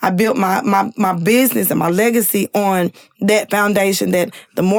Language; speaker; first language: English; native; English